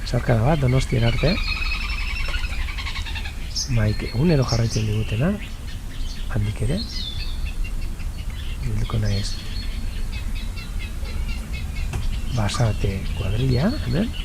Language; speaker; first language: Basque; native; Basque